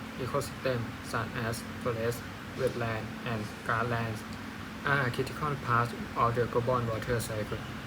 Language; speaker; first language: English; non-native, learner; Thai